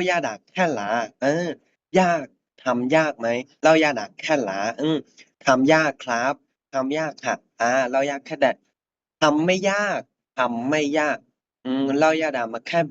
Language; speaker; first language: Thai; non-native, fluent; Burmese